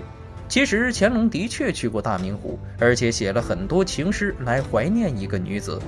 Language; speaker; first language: Chinese; native; Chinese